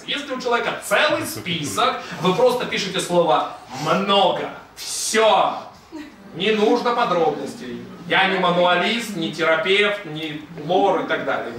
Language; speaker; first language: Russian; native; Russian